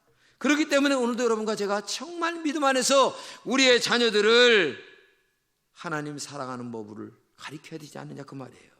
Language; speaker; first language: Korean; native; Korean